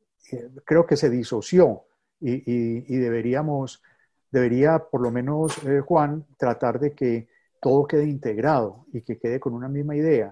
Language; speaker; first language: Spanish; native; Spanish